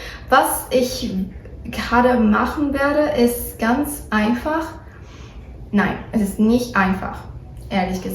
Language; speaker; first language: German; non-native, learner; Portuguese